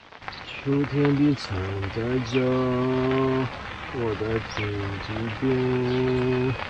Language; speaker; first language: Chinese; native; Chinese